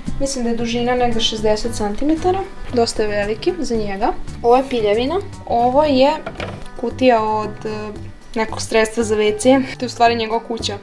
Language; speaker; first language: Serbian; early bilingual, heritage; Serbian